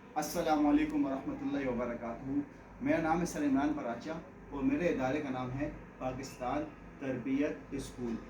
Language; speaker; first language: Urdu; native; Urdu